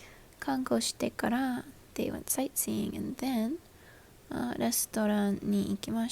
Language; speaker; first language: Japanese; non-native, learner; English